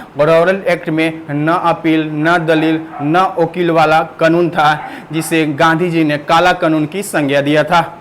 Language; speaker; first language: Hindi; native; Hindi